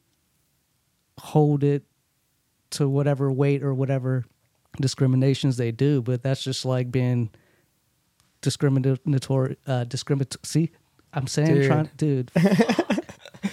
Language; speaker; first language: English; early bilingual, other home language; Urdu